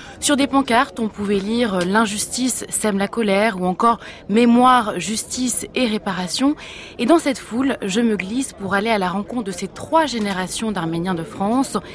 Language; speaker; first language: French; native; French